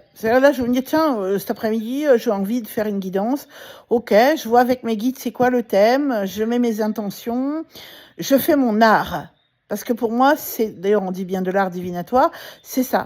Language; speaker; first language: French; native; French